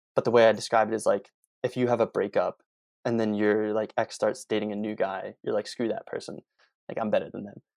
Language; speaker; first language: English; native; English